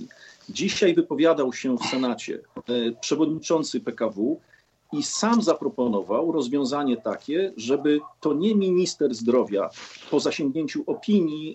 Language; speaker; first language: Polish; native; Polish